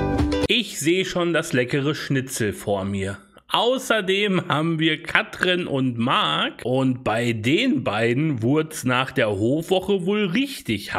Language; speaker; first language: German; native; German